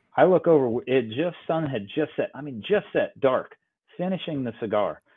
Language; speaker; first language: English; native; English